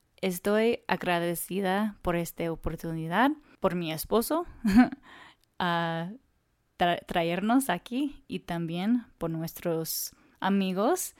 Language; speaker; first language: Spanish; non-native, learner; English